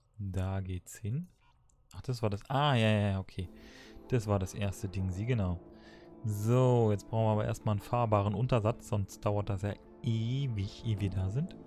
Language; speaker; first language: German; native; German